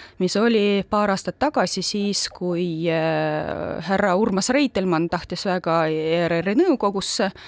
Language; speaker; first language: Estonian; non-native, local second language; Russian